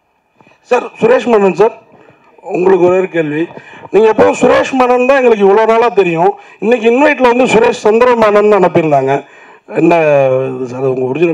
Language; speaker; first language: Tamil; native; Tamil